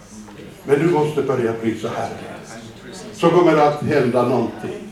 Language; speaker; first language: Swedish; non-native, fluent; Finnish